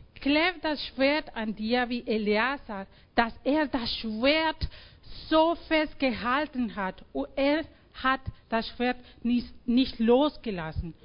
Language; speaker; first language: German; non-native, fluent; Spanish